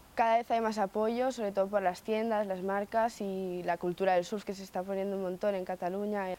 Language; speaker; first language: Spanish; native; Spanish